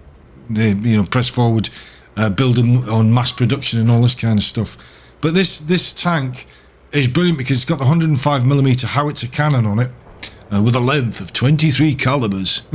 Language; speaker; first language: English; native; English